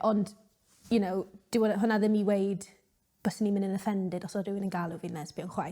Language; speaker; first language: Welsh; native; Welsh